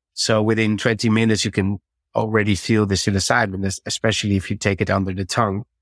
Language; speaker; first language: English; non-native, fluent; Dutch